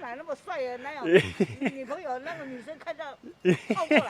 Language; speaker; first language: Chinese; non-native, local second language; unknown